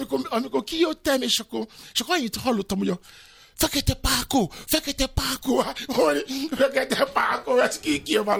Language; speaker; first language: Hungarian; non-native, fluent; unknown